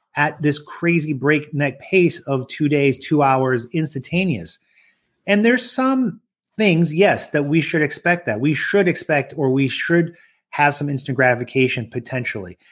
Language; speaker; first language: English; early bilingual, other home language; French